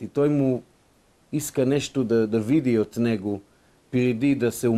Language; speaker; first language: Bulgarian; non-native, fluent; Hebrew